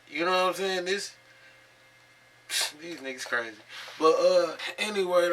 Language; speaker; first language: English; native; English